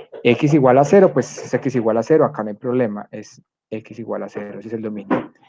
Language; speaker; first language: Spanish; native; Spanish